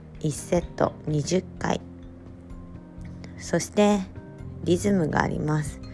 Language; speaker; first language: Japanese; native; Japanese